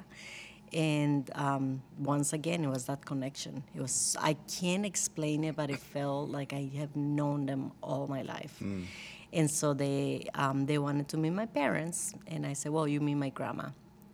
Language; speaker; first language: English; non-native, fluent; Spanish